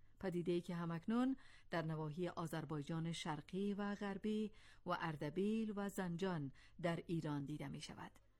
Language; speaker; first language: Persian; non-native, local second language; Azerbaijani